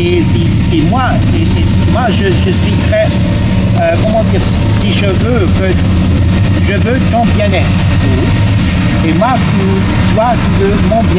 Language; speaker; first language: French; non-native, learner; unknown